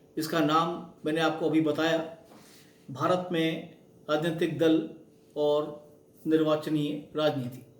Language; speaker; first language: Hindi; native; Hindi